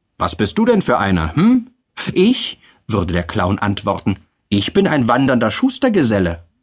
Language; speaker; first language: German; native; German